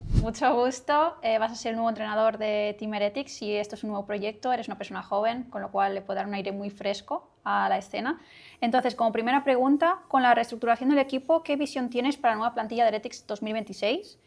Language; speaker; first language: Spanish; native; Spanish